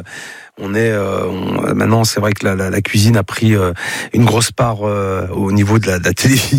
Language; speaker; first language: French; native; French